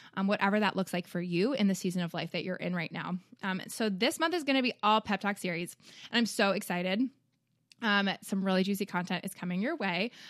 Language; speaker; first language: English; native; English